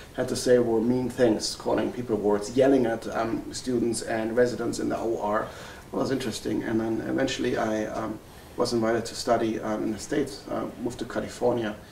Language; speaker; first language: English; non-native, fluent; German